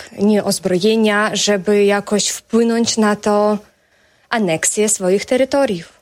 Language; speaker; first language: Polish; non-native, fluent; Russian